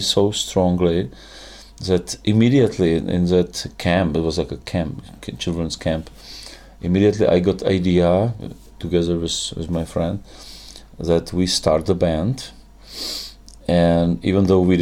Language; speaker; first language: English; non-native, fluent; Czech